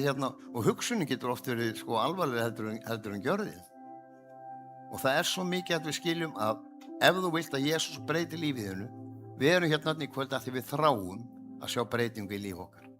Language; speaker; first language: Icelandic; native; Icelandic